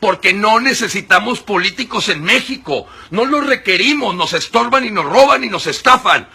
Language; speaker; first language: Spanish; native; Spanish